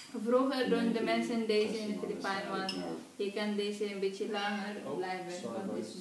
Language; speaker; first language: Dutch; non-native, learner; Filipino